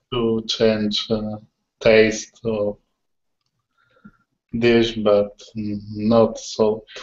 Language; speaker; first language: English; non-native, learner; Polish